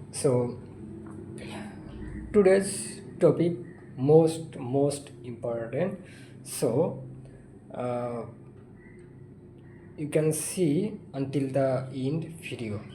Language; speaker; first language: English; non-native, learner; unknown